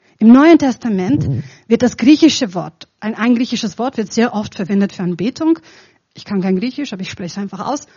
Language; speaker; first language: German; non-native, fluent; Romanian